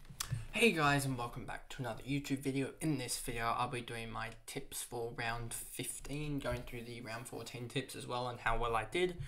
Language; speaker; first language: English; native; English